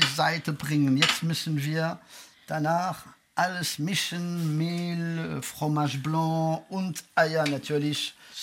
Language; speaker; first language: German; non-native, fluent; French